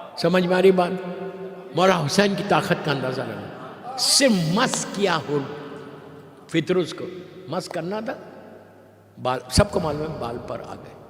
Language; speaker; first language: Urdu; native; Urdu